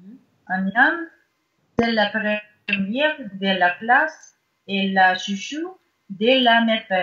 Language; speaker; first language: French; non-native, learner; Russian